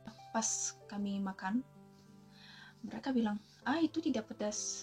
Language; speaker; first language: Indonesian; non-native, fluent; Russian